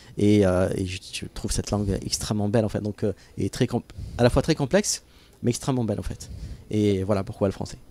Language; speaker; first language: French; non-native, fluent; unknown